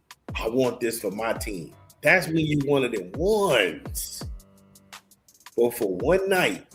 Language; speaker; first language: English; native; English